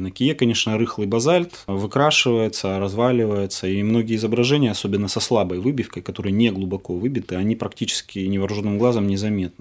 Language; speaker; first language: Russian; native; Russian